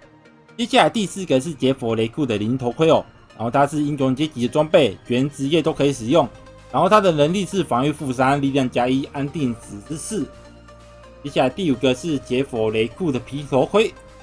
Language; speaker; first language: Chinese; native; Chinese